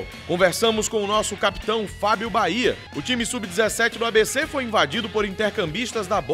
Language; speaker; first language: Portuguese; native; Portuguese